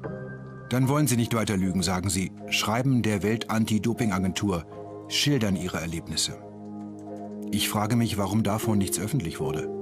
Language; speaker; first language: German; native; German